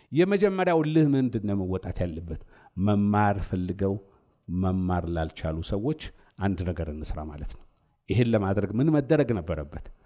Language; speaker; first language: Amharic; native; Amharic